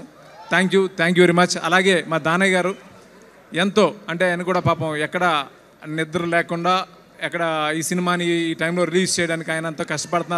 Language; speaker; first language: Telugu; native; Telugu